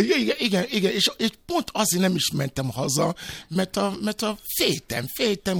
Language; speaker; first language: Hungarian; non-native, fluent; Yoruba